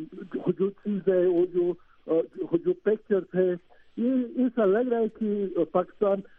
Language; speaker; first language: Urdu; non-native, learner; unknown